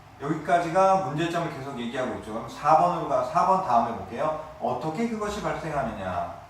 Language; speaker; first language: Korean; native; Korean